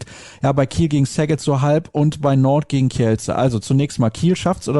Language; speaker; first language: German; native; German